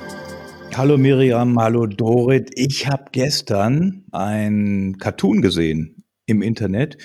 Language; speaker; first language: German; native; German